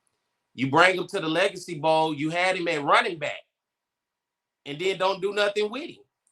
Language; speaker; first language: English; native; English